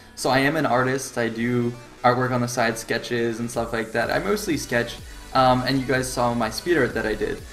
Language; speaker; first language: English; native; English